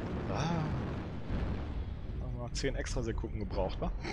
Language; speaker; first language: German; early bilingual, other home language; French